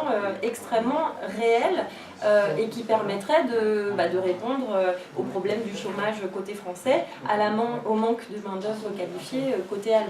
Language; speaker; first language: French; native; French